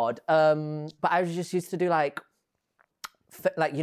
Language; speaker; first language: English; native; English